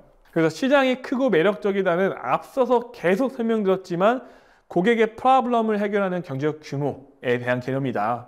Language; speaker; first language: Korean; native; Korean